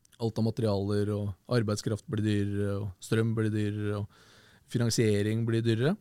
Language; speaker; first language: Norwegian; native; Norwegian